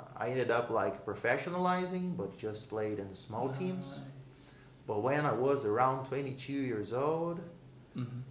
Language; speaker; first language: English; non-native, fluent; Portuguese